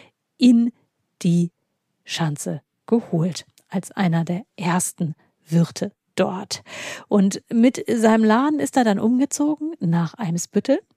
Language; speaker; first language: German; native; German